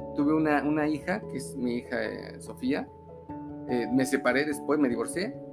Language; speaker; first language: Spanish; native; Spanish